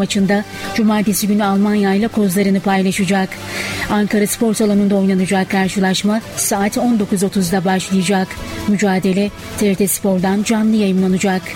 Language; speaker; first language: Turkish; native; Turkish